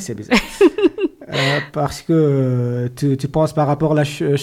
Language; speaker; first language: French; non-native, learner; Persian